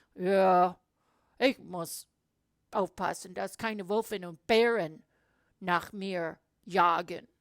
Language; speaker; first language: German; non-native, learner; English